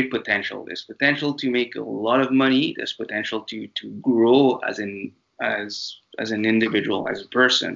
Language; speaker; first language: English; non-native, fluent; French